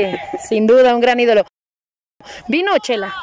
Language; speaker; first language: Spanish; native; Spanish